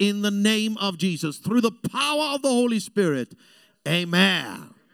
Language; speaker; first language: English; non-native, fluent; German